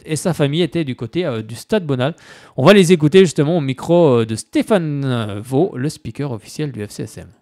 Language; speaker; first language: French; native; French